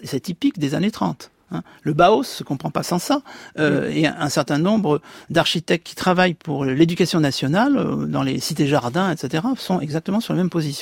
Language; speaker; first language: French; native; French